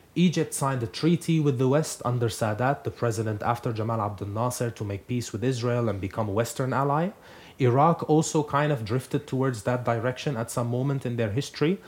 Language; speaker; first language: English; non-native, fluent; Arabic